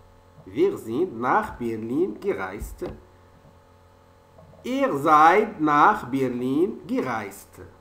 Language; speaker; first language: German; non-native, fluent; French